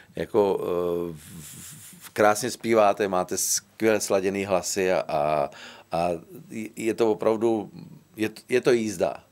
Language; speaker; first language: Czech; native; Czech